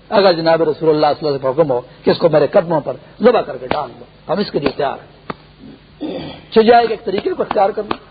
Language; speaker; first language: Urdu; non-native, local second language; Pashto